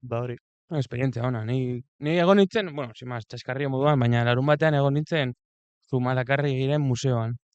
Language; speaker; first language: Basque; non-native, local second language; Spanish